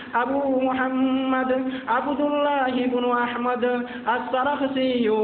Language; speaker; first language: Arabic; non-native, fluent; Bangla